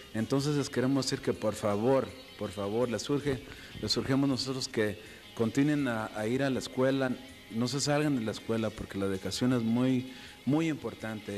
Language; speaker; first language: Spanish; early bilingual, heritage; Spanish